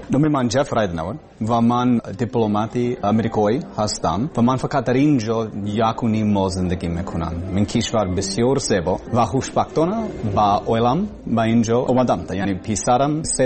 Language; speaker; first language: Persian; non-native, learner; English